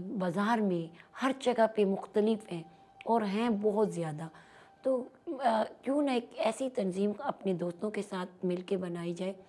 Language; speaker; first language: Urdu; non-native, local second language; Pashto